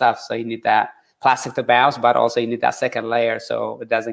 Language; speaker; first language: English; early bilingual, other home language; Tigrinya